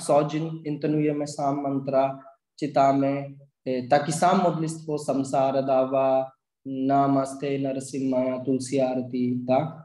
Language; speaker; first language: Polish; non-native, learner; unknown